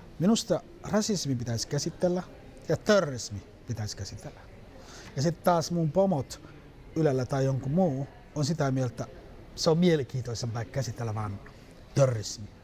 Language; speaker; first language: Finnish; non-native, fluent; Somali